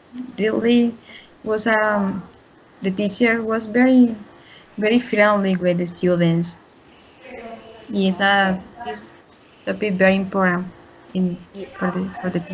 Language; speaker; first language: English; non-native, learner; Spanish